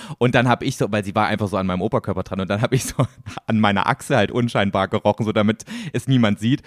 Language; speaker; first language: German; native; German